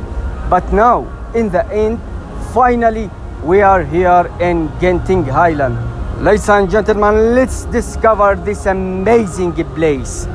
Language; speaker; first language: English; non-native, fluent; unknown